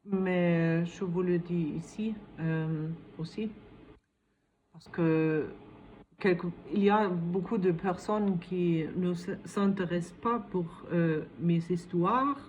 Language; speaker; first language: French; non-native, fluent; German